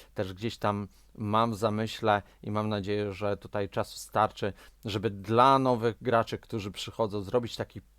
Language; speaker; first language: Polish; native; Polish